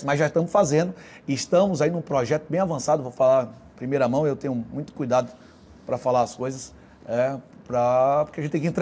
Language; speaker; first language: Portuguese; native; Portuguese